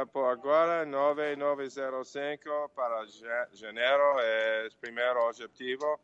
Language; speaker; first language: Portuguese; non-native, fluent; English